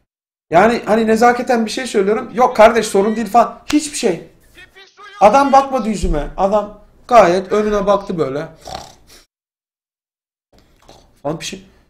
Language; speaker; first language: Turkish; native; Turkish